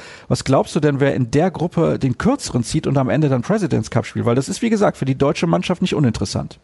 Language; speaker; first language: German; native; German